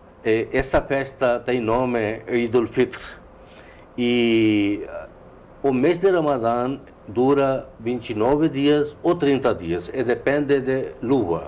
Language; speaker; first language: Portuguese; non-native, learner; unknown